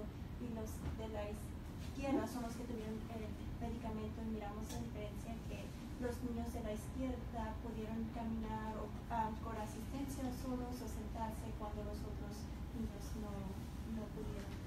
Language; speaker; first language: Spanish; early bilingual, heritage; Spanish